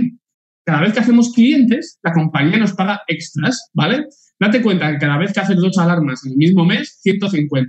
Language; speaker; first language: Spanish; native; Spanish